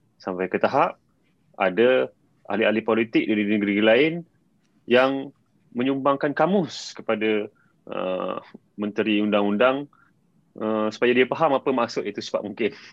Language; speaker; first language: Malay; native; Malay